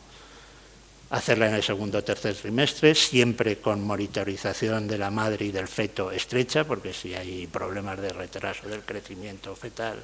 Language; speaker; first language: Spanish; native; Spanish